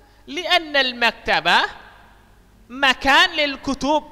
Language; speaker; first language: Arabic; non-native, fluent; Indonesian